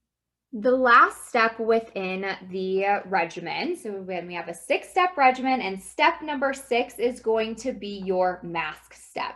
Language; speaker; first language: English; native; English